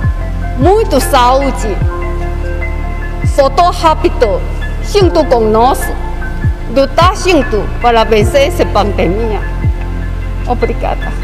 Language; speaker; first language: Portuguese; non-native, learner; Chinese